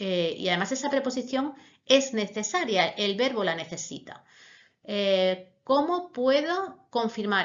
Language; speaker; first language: Spanish; native; Spanish